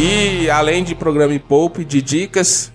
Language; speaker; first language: Portuguese; native; Portuguese